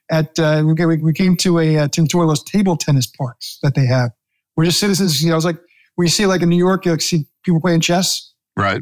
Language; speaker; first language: English; native; English